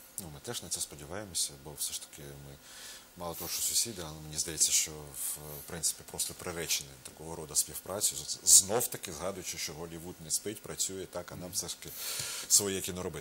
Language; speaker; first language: Ukrainian; native; Ukrainian